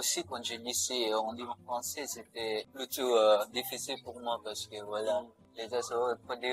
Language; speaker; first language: French; non-native, learner; Filipino